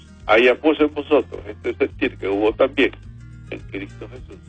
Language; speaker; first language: Spanish; native; Spanish